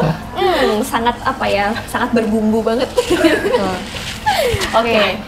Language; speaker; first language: Indonesian; native; Indonesian